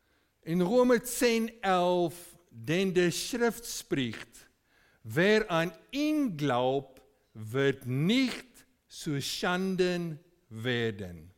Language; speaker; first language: German; non-native, fluent; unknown